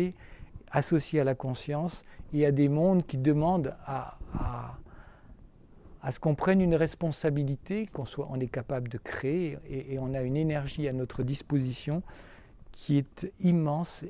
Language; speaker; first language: French; native; French